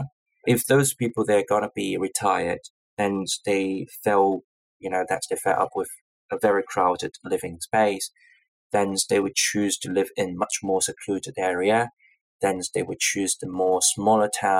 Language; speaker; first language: English; non-native, local second language; Cantonese